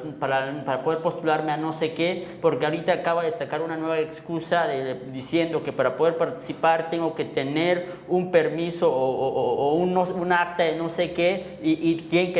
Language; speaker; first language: Spanish; native; Spanish